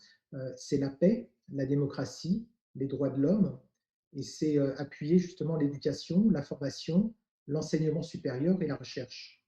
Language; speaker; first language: French; native; French